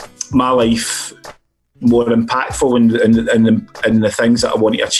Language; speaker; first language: English; native; English